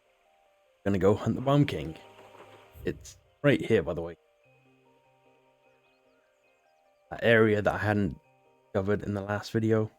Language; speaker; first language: English; native; English